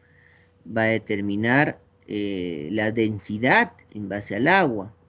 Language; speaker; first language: Spanish; native; Spanish